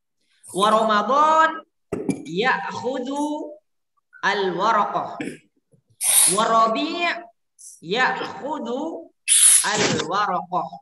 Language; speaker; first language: Arabic; non-native, learner; Indonesian